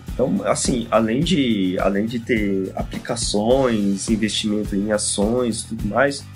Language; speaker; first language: Portuguese; non-native, fluent; Japanese